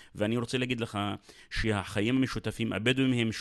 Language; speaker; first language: Hebrew; native; Hebrew